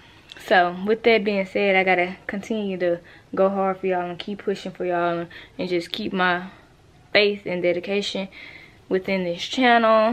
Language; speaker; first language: English; native; English